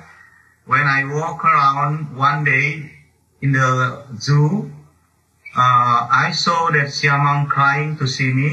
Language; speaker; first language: English; non-native, learner; Indonesian